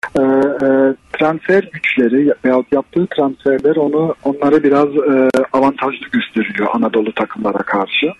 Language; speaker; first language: Turkish; early bilingual, heritage; Turkish